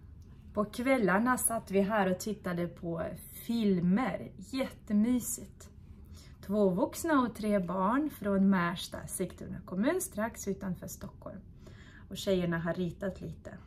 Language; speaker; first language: Swedish; non-native, fluent; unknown